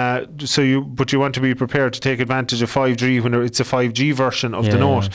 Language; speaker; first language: English; native; English